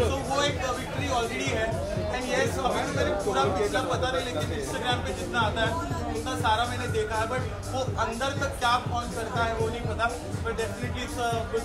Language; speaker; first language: Hindi; native; Hindi